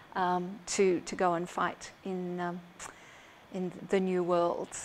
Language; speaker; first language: English; native; English